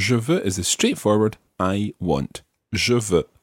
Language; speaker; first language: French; non-native, fluent; English